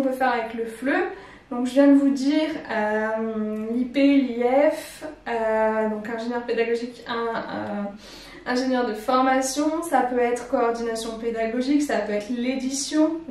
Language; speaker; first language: French; native; French